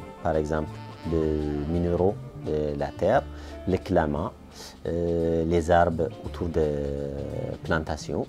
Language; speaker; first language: French; non-native, fluent; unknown